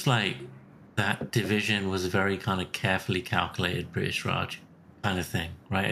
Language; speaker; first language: English; native; English